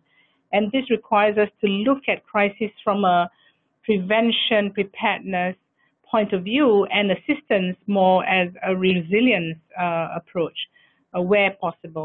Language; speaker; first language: English; non-native, local second language; Malay